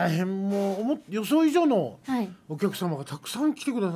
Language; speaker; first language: Japanese; native; Japanese